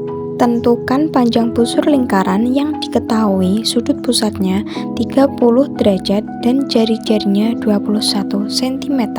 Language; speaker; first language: Indonesian; native; Indonesian